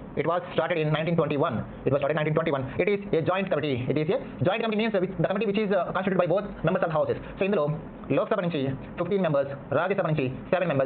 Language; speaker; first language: English; non-native, local second language; Telugu